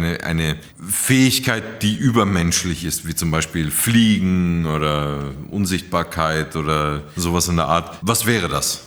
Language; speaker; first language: German; native; German